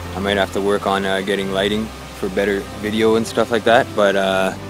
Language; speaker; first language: English; native; English